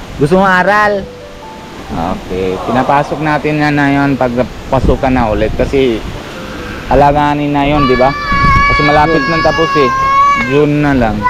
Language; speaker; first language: Filipino; non-native, learner; Punjabi